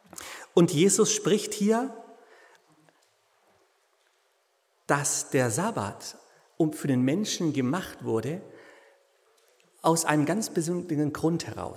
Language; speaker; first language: German; native; German